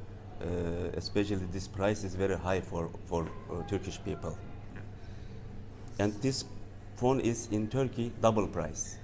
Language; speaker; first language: English; non-native, learner; Turkish